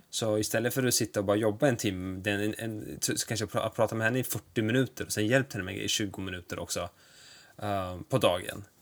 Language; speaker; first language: Swedish; native; Swedish